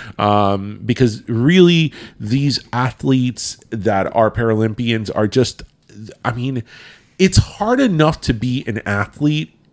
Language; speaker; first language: English; early bilingual, other home language; Spanish